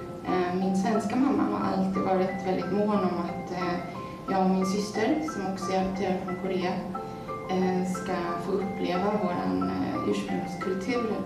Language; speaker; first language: Swedish; early bilingual, other home language; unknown